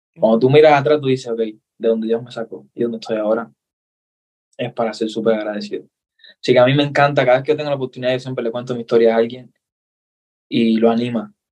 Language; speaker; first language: Spanish; native; Spanish